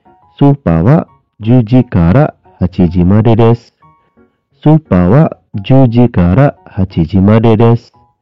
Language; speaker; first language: Japanese; non-native, learner; Indonesian